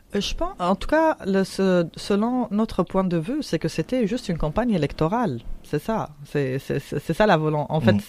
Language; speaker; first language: French; non-native, local second language; Arabic